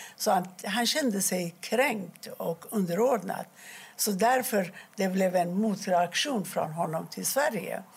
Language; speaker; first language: Swedish; non-native, fluent; Persian